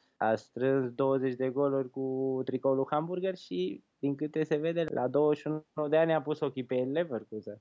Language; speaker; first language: Romanian; early bilingual, heritage; Romanian